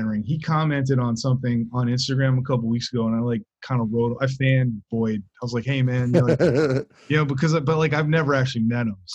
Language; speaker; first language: English; native; English